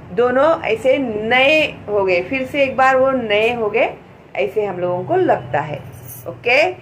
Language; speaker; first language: Hindi; non-native, local second language; Marathi